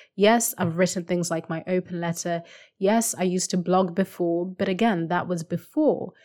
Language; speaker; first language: English; non-native, local second language; Shona